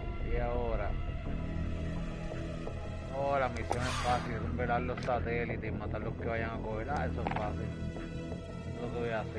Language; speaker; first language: Spanish; native; Spanish